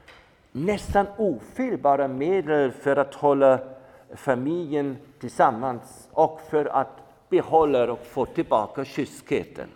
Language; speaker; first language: Swedish; non-native, fluent; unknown